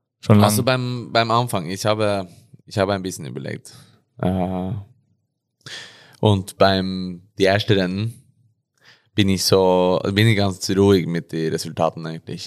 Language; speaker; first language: German; non-native, learner; Norwegian